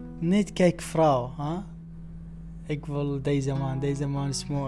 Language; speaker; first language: Dutch; non-native, learner; Arabic